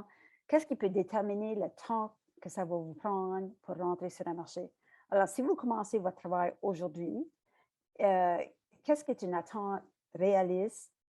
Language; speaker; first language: French; native; French